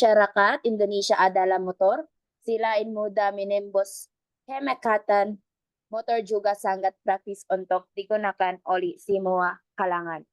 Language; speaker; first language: Indonesian; non-native, learner; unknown